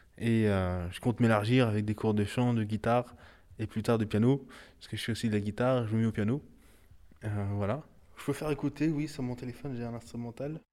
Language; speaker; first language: French; early bilingual, other home language; Haitian Creole